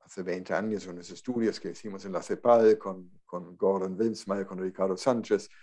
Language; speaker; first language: Spanish; non-native, fluent; German